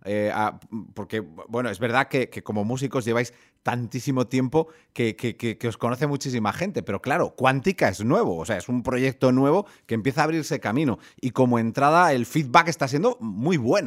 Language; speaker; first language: Spanish; native; Spanish